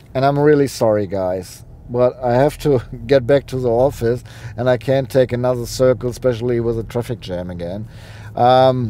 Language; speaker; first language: English; non-native, fluent; German